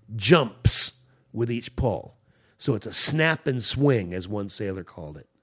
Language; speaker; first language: English; native; English